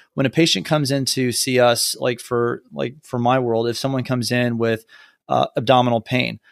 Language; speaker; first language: English; native; English